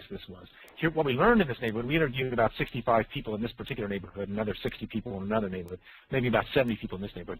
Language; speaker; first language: English; native; English